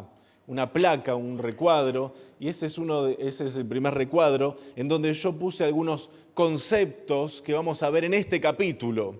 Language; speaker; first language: Spanish; native; Spanish